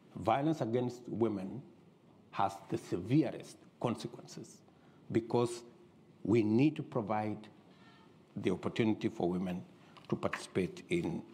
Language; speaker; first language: English; non-native, local second language; Kalenjin